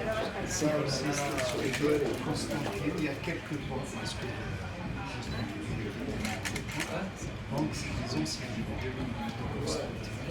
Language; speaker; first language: French; non-native, local second language; Arabic